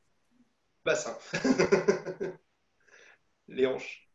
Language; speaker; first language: French; native; French